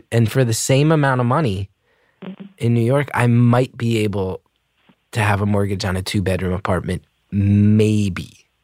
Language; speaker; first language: English; native; English